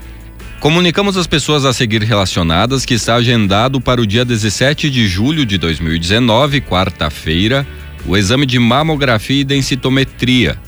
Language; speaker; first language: Portuguese; native; Portuguese